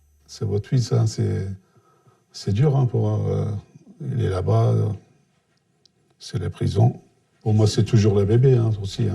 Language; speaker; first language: French; non-native, learner; Turkish